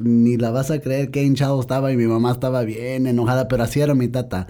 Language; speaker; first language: Spanish; early bilingual, heritage; Spanish